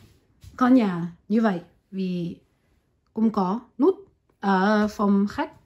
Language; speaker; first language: Vietnamese; non-native, learner; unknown